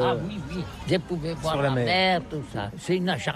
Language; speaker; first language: French; non-native, learner; Catalan